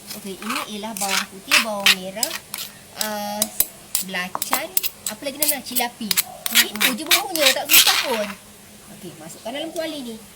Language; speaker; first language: Malay; native; Malay